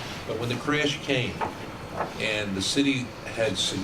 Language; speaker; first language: English; native; English